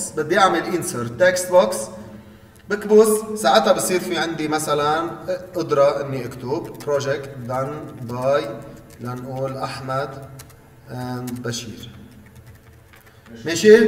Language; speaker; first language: Arabic; native; Arabic